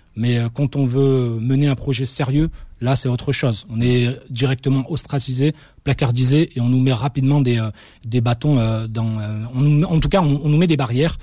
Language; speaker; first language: French; early bilingual, other home language; Arabic